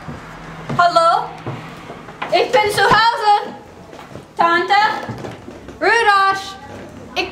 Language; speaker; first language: German; non-native, learner; English